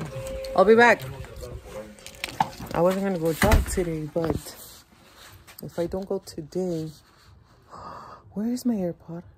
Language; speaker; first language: English; early bilingual, other home language; Spanish